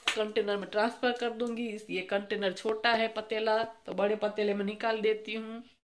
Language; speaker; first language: Hindi; non-native, local second language; Gujarati